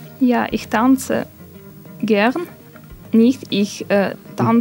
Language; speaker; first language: German; non-native, learner; Russian